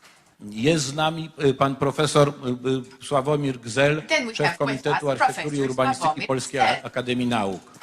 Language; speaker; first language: Polish; native; Polish